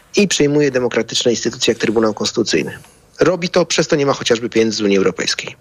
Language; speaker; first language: Polish; native; Polish